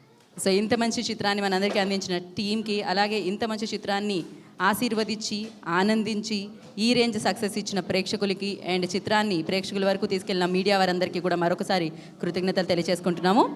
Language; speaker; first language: Telugu; native; Telugu